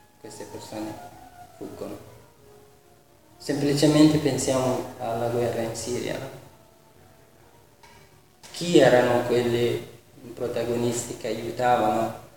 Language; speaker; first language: Italian; non-native, fluent; Persian